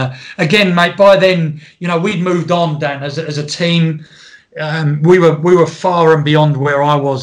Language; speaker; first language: English; native; English